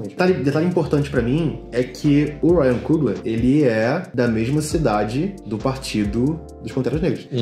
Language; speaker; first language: Portuguese; native; Portuguese